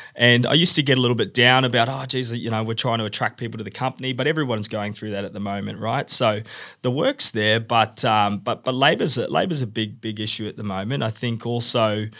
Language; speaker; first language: English; native; English